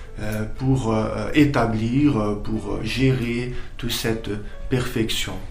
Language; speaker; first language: French; non-native, fluent; Portuguese